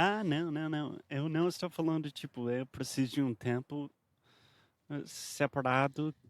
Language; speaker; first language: Portuguese; non-native, fluent; English